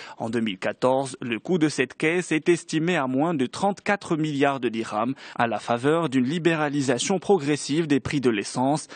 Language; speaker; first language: French; non-native, local second language; Arabic